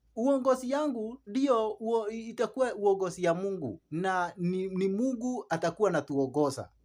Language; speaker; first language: Swahili; non-native, local second language; Kikuyu